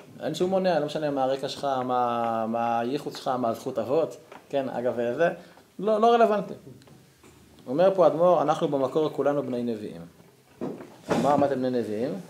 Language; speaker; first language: Hebrew; native; Hebrew